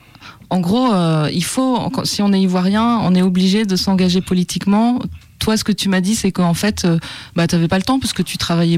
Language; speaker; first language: French; native; French